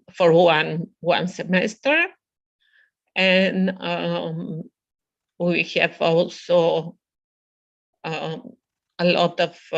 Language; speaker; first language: English; non-native, fluent; Bulgarian